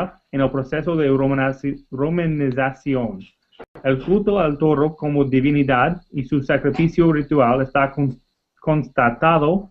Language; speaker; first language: Spanish; non-native, learner; English